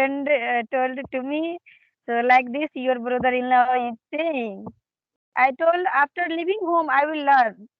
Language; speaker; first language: English; non-native, learner; Hindi